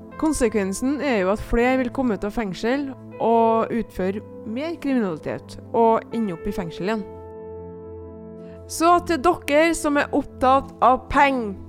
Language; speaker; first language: Norwegian; native; Norwegian